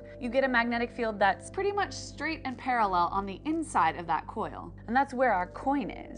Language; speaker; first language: English; native; English